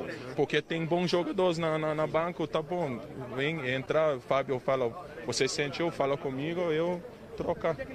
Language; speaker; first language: Portuguese; non-native, learner; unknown